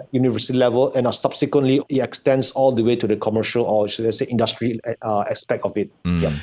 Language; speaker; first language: English; non-native, local second language; Chinese